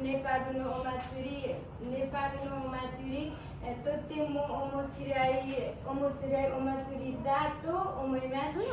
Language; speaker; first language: Japanese; non-native, learner; Nepali